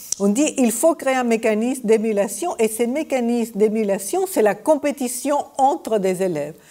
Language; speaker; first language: French; non-native, fluent; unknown